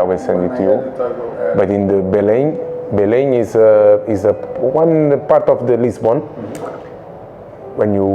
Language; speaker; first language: English; non-native, local second language; Kabuverdianu